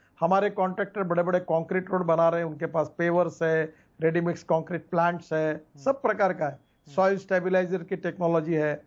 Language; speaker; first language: Hindi; non-native, local second language; Marathi